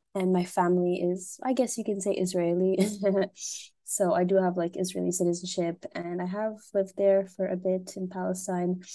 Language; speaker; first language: English; native; English